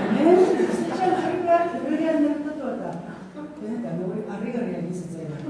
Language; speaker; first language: Basque; non-native, fluent; Japanese